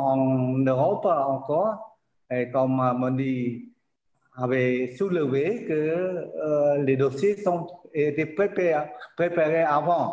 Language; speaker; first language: French; non-native, learner; Khmer